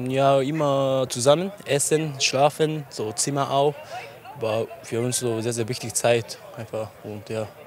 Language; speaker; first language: German; non-native, learner; Japanese